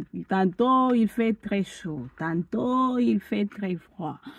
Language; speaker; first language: French; non-native, local second language; Swahili